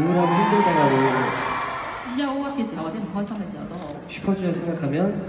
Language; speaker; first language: Korean; native; Korean